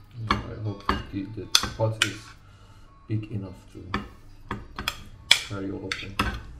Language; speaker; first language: English; non-native, fluent; Persian